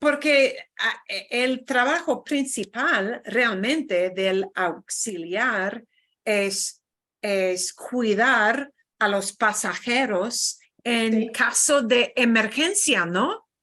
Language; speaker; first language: Spanish; non-native, fluent; English